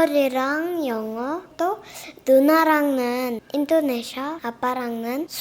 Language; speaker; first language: Korean; early bilingual, heritage; Korean